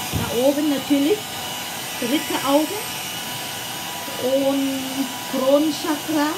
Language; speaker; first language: German; non-native, learner; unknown